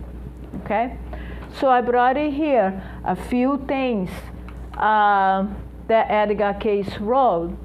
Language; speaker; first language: English; non-native, fluent; Portuguese